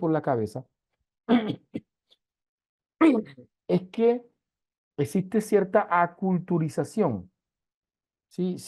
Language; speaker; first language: Spanish; native; Spanish